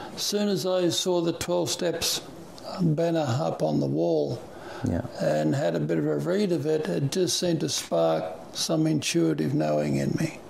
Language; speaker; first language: English; native; English